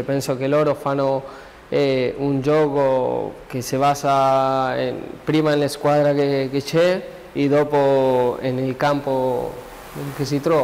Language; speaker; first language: Italian; non-native, learner; Spanish